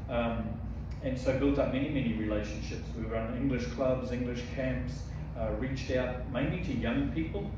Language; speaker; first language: English; native; English